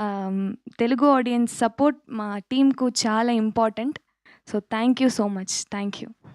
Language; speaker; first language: Telugu; non-native, local second language; Tamil